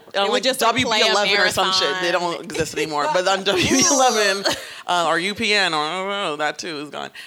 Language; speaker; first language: English; native; English